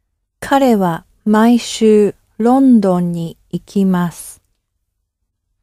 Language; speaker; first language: Japanese; non-native, learner; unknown